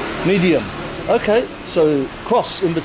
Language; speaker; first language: English; native; English